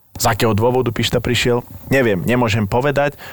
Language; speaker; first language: Slovak; native; Slovak